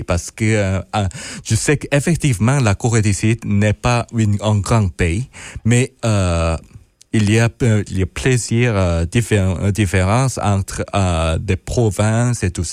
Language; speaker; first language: French; non-native, fluent; Korean